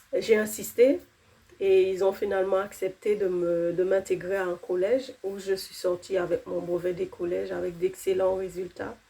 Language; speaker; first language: French; non-native, local second language; Haitian Creole